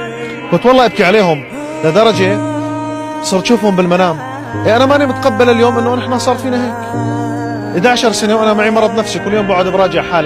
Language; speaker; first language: Arabic; native; Arabic